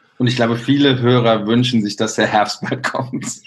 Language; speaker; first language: German; native; German